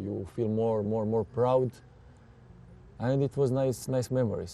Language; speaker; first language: English; non-native, fluent; Serbian